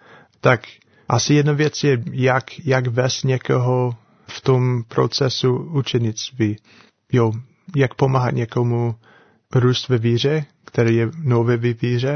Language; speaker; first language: Czech; non-native, learner; English